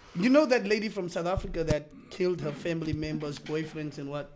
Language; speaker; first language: English; non-native, local second language; Afrikaans